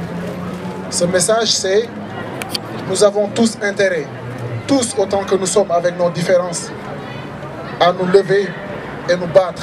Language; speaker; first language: French; non-native, local second language; Wolof